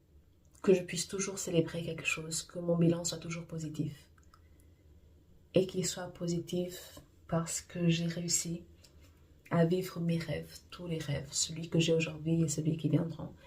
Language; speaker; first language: French; non-native, fluent; Portuguese